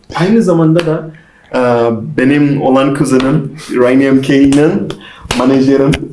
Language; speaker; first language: Turkish; non-native, fluent; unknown